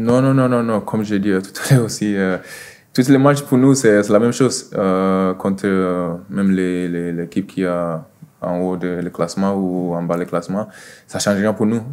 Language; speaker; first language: French; non-native, fluent; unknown